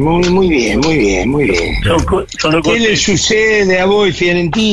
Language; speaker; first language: Italian; non-native, fluent; Spanish